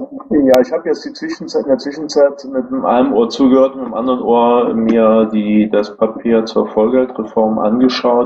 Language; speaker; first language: German; native; German